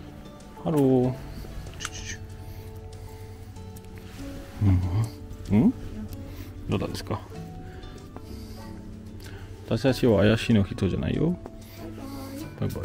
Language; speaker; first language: Japanese; non-native, learner; French